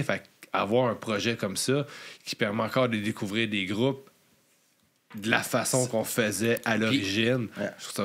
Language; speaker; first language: French; native; French